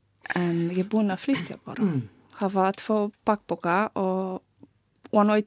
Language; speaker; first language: Icelandic; non-native, learner; Polish